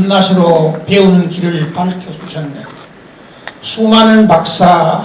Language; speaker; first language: Korean; native; Korean